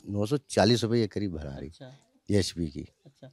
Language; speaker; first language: Hindi; native; Hindi